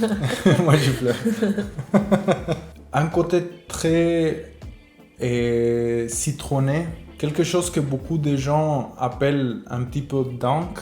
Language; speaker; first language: French; non-native, fluent; Spanish